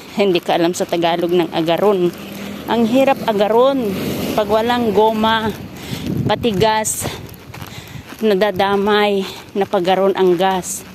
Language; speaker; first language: Filipino; non-native, local second language; Iloko